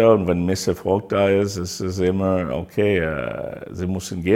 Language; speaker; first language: German; non-native, learner; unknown